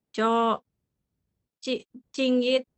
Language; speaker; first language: Cantonese; non-native, learner; Indonesian